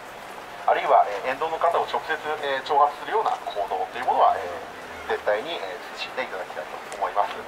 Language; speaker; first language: Japanese; native; Japanese